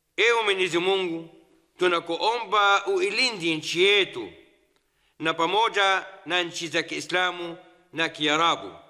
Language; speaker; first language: Swahili; non-native, fluent; Arabic